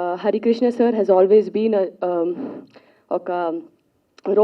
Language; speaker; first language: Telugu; non-native, local second language; Kannada